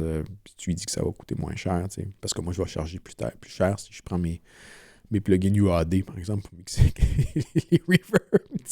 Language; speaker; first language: French; native; French